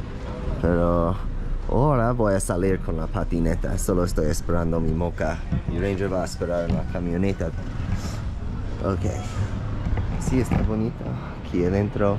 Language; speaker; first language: Spanish; non-native, fluent; English